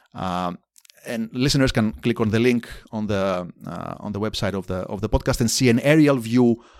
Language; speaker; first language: English; non-native, fluent; Greek